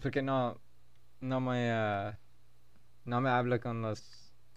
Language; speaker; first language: Spanish; non-native, learner; English